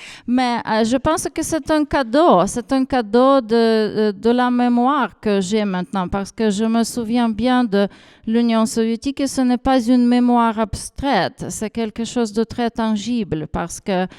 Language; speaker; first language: French; non-native, fluent; Ukrainian